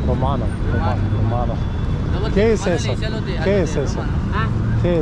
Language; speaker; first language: Spanish; non-native, learner; Romanian